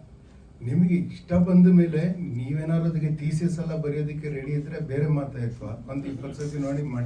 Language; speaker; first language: Kannada; native; Kannada